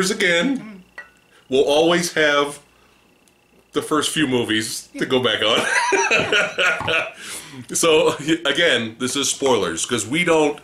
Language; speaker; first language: English; native; English